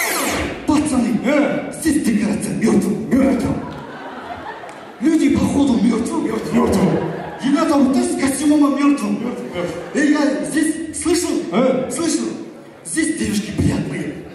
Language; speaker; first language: Russian; non-native, local second language; Kazakh